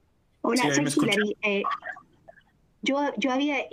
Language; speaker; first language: Spanish; non-native, fluent; English